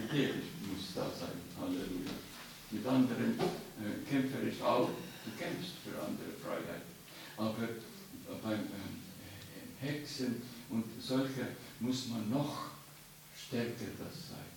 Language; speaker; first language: German; non-native, fluent; Estonian